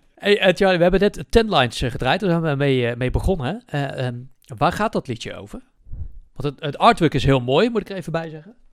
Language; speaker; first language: Dutch; native; Dutch